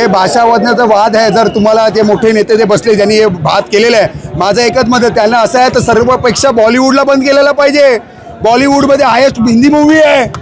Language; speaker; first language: Marathi; non-native, local second language; Rajasthani